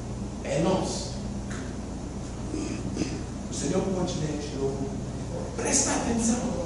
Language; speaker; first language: Portuguese; non-native, fluent; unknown